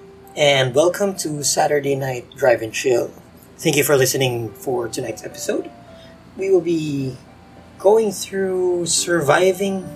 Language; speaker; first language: English; non-native, local second language; Filipino